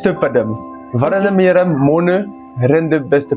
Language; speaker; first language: Tamil; non-native, learner; French